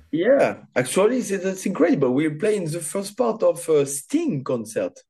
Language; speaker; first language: English; non-native, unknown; French